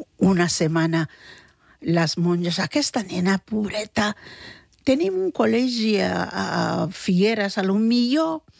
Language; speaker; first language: Catalan; early bilingual, other home language; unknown